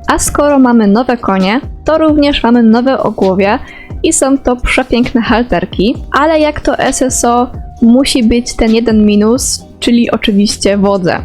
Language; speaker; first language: Polish; native; Polish